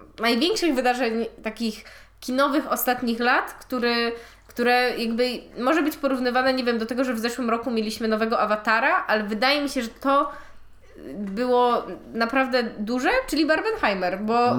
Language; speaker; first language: Polish; native; Polish